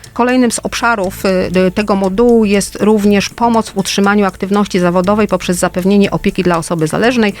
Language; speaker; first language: Polish; native; Polish